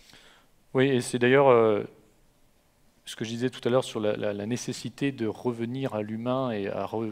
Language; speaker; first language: French; native; French